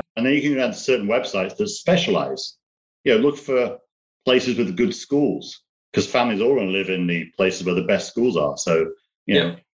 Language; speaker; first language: English; native; English